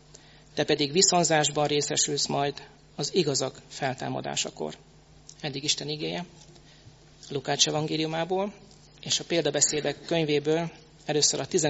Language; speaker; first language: Hungarian; native; Hungarian